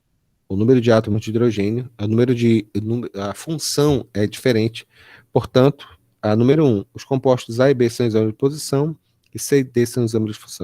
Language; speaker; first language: Portuguese; native; Portuguese